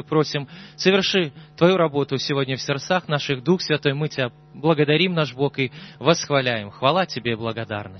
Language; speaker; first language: Russian; native; Russian